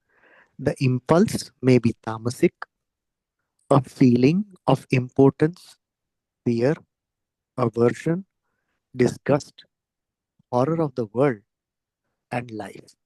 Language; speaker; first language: English; non-native, local second language; Hindi